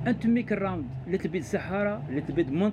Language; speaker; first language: English; non-native, learner; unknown